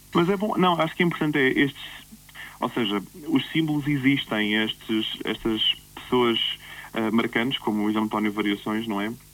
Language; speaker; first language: Portuguese; native; Portuguese